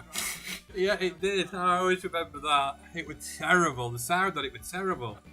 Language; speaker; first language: English; native; English